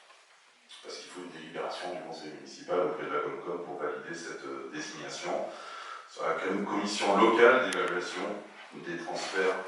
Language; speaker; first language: French; native; French